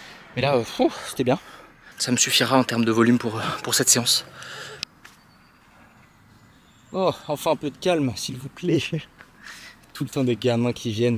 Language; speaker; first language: French; native; French